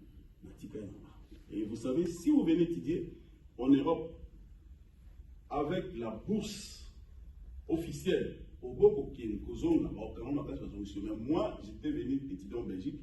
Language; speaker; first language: French; non-native, local second language; Lingala